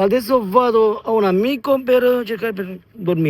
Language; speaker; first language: Italian; non-native, learner; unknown